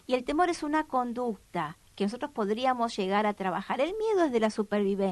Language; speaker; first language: Spanish; native; Spanish